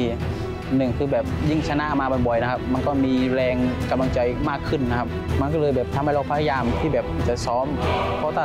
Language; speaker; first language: Thai; native; Thai